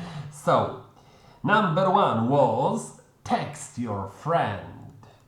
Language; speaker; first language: English; non-native, fluent; Polish